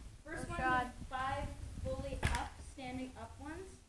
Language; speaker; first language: English; native; English